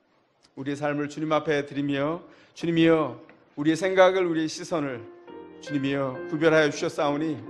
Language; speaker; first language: Korean; native; Korean